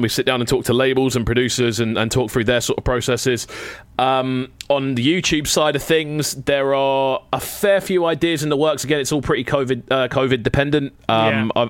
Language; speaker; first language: English; native; English